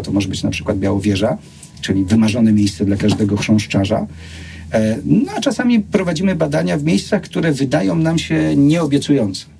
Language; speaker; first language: Polish; native; Polish